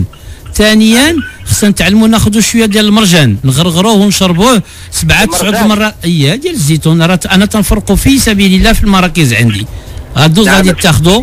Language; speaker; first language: Arabic; native; Arabic